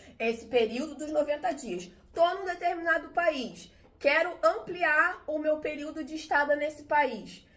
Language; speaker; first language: Portuguese; native; Portuguese